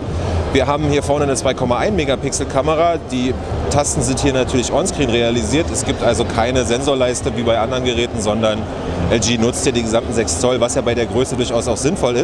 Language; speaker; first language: German; native; German